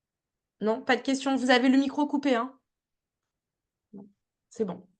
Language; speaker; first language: French; native; French